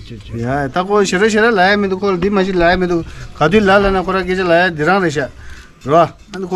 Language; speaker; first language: Hindi; non-native, local second language; Tibetan